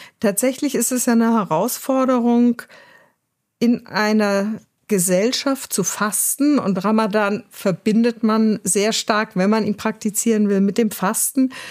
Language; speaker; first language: German; native; German